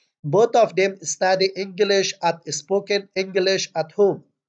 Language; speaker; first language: English; non-native, fluent; Persian